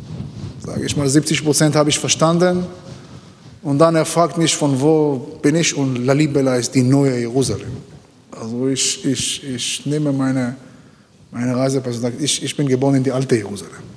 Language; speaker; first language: German; non-native, learner; Hebrew